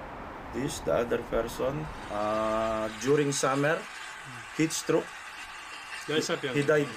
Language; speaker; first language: English; non-native, local second language; Filipino